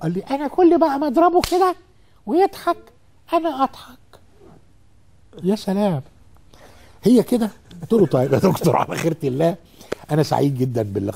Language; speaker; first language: Arabic; native; Arabic